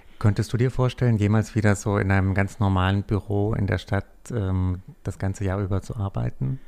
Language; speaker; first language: German; native; German